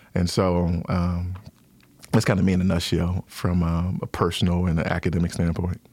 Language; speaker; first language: English; native; English